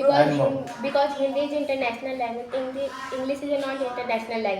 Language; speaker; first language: English; non-native, learner; Hindi